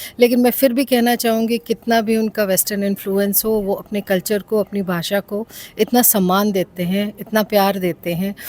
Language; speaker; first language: Hindi; native; Hindi